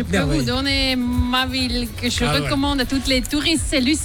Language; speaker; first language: French; non-native, local second language; German